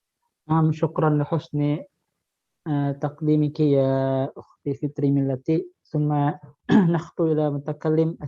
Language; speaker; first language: Arabic; non-native, learner; Indonesian